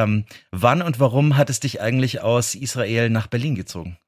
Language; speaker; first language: German; native; German